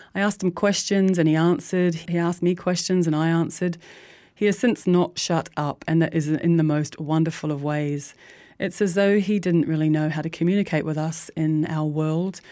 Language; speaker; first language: English; native; English